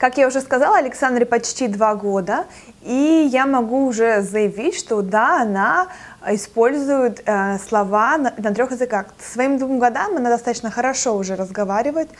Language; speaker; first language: Russian; native; Russian